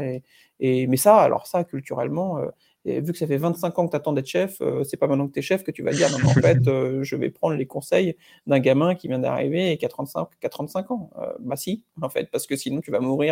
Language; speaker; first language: French; native; French